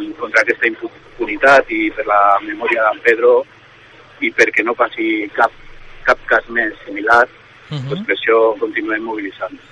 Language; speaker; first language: Catalan; non-native, local second language; Spanish